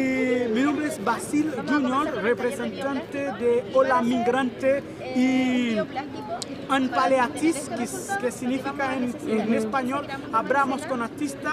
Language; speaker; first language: Spanish; non-native, learner; Haitian Creole